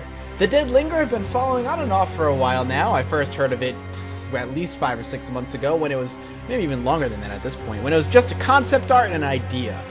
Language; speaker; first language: English; native; English